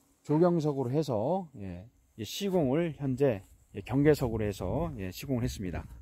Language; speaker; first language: Korean; native; Korean